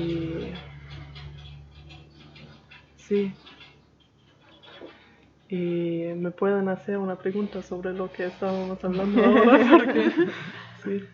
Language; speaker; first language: Spanish; non-native, learner; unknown